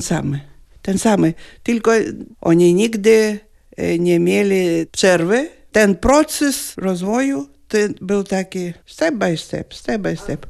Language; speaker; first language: Polish; non-native, learner; Lithuanian